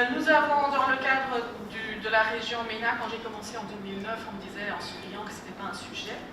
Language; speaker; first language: French; non-native, fluent; German